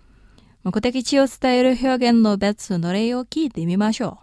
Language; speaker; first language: Japanese; non-native, fluent; Indonesian